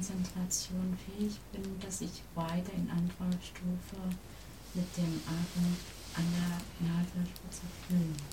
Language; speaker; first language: German; non-native, learner; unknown